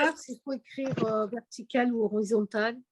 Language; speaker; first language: French; native; French